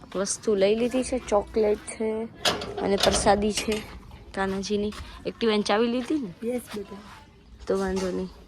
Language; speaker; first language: Gujarati; non-native, local second language; Kachhi